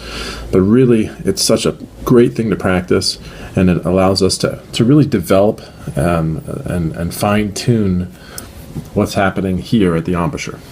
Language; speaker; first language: English; native; English